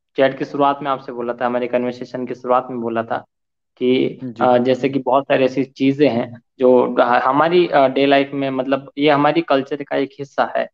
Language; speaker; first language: Hindi; native; Hindi